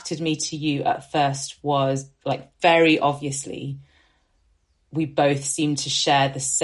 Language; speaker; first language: English; native; English